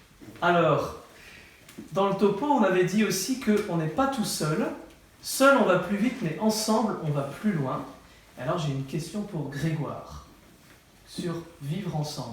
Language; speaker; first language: French; native; French